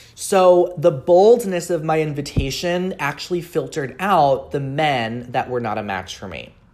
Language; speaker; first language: English; native; English